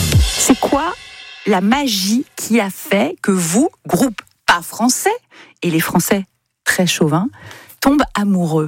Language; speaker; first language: French; native; French